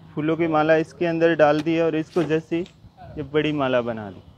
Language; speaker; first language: Hindi; native; Hindi